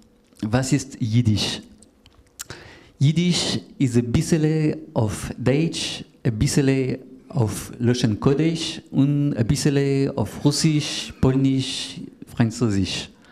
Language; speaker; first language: German; non-native, learner; French